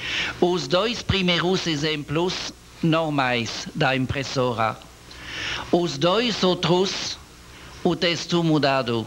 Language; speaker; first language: Portuguese; non-native, learner; French